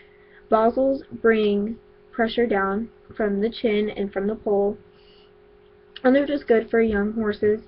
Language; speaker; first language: English; native; English